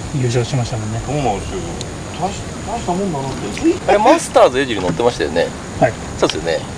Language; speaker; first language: Japanese; native; Japanese